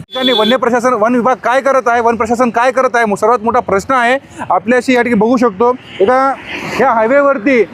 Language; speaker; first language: Marathi; native; Marathi